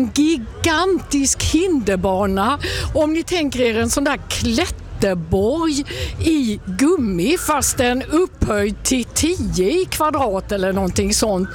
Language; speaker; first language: Swedish; native; Swedish